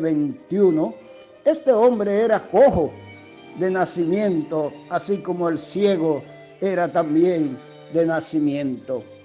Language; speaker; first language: Spanish; native; Spanish